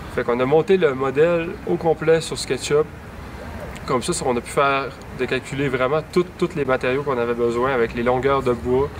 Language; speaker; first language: French; native; French